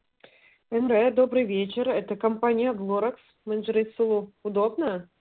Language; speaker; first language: Russian; native; Russian